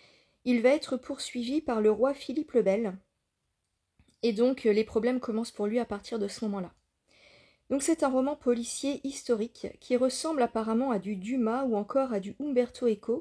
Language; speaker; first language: French; native; French